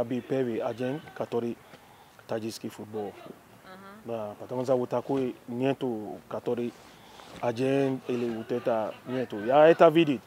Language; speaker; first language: Russian; non-native, learner; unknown